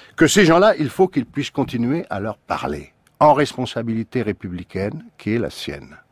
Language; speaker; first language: French; native; French